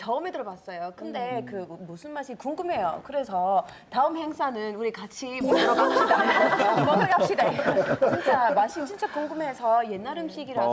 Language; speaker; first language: Korean; non-native, learner; English